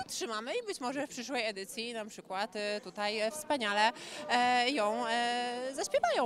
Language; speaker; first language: Polish; native; Polish